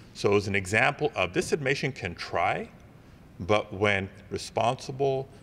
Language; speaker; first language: English; early bilingual, other home language; Spanish